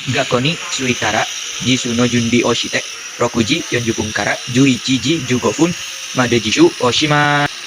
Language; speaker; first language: Japanese; non-native, learner; Indonesian